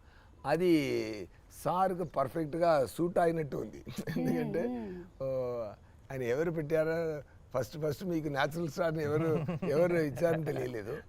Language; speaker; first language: Telugu; non-native, fluent; Tamil